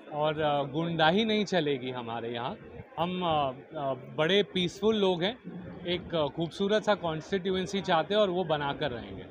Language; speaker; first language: Hindi; non-native, local second language; Marathi